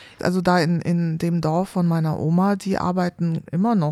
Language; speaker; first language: German; native; German